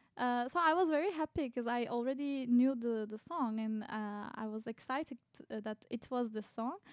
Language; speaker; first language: English; non-native, fluent; Turkish